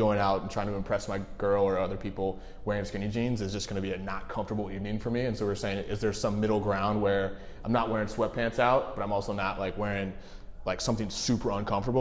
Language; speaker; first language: English; native; English